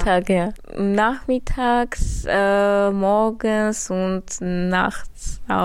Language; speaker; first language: German; non-native, learner; Armenian